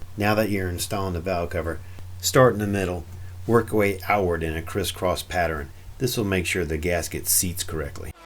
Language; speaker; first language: English; native; English